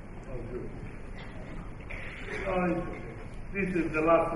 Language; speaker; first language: English; non-native, fluent; Italian